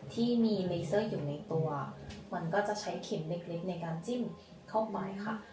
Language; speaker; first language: Thai; non-native, fluent; Korean